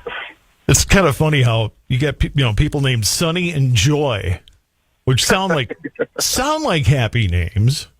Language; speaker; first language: English; native; English